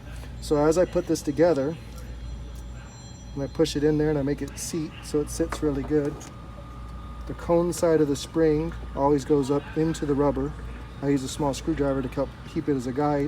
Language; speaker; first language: English; native; English